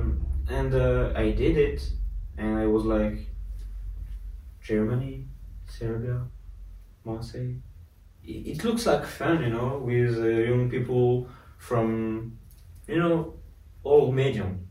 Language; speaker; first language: English; non-native, learner; French